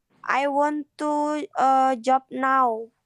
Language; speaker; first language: English; non-native, learner; Indonesian